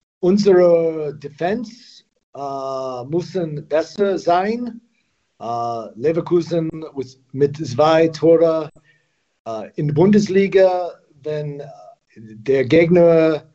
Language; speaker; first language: German; non-native, learner; English